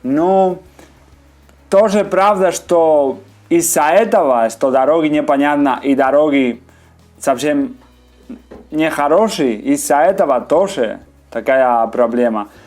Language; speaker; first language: Russian; non-native, learner; Spanish